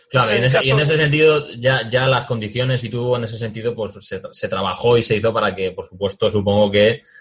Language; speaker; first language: Spanish; native; Spanish